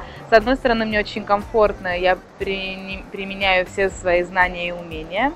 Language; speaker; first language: Russian; native; Russian